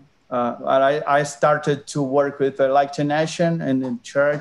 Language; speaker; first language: English; non-native, learner; Portuguese